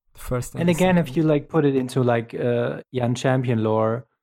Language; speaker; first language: English; non-native, fluent; German